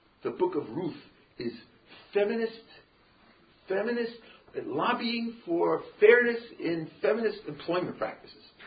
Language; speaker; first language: English; native; English